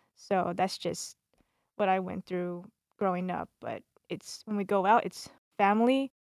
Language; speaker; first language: English; native; English